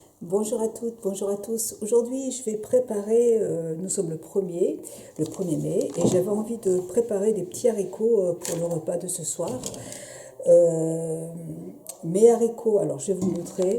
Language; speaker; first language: French; native; French